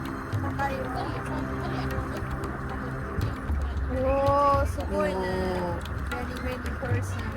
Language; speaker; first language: Japanese; non-native, fluent; Hindi